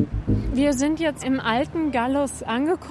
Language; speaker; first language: German; native; German